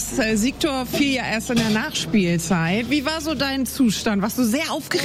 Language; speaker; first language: German; native; German